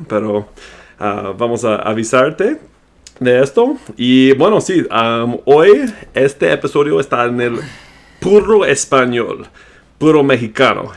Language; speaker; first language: Spanish; non-native, fluent; English